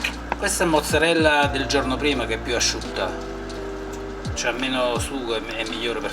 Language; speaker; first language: Italian; native; Italian